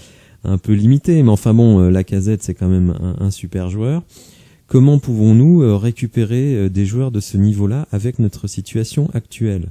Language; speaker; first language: French; native; French